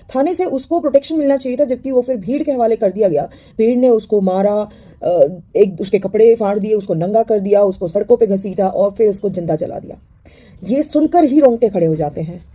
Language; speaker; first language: Hindi; native; Hindi